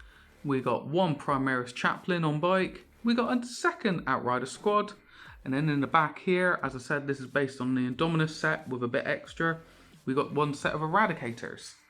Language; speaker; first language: English; native; English